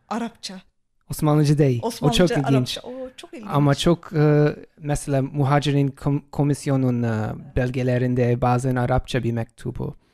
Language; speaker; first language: Turkish; non-native, fluent; English